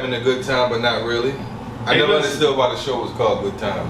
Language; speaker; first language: English; native; English